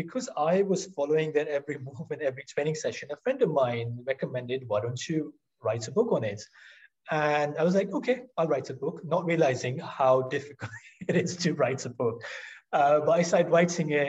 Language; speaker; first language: English; non-native, local second language; Urdu